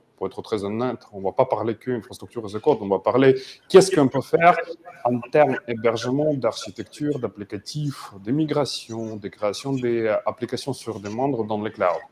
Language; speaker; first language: French; non-native, fluent; Russian